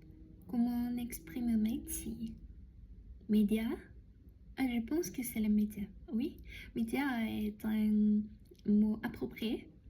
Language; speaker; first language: French; non-native, learner; Chinese